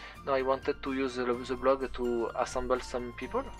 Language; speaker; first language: English; non-native, fluent; French